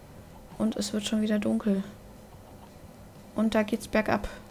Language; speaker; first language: German; native; German